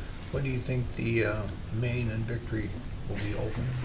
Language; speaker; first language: English; native; English